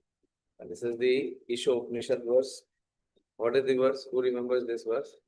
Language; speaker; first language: English; non-native, local second language; Hindi